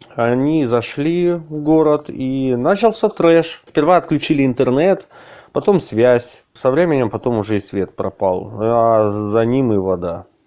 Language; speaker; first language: Russian; native; Russian